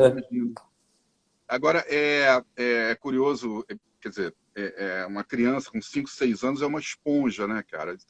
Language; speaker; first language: Portuguese; native; Portuguese